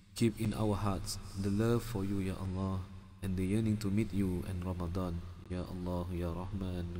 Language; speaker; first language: English; non-native, local second language; Malay